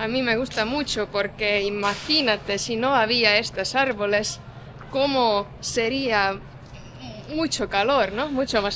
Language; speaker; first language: Spanish; non-native, fluent; Estonian